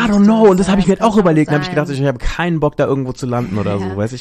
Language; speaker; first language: German; native; German